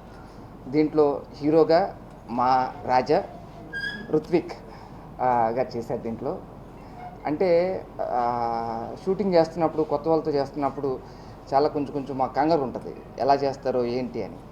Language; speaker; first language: Telugu; native; Telugu